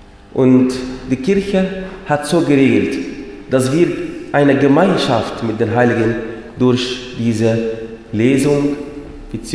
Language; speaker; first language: German; non-native, fluent; Arabic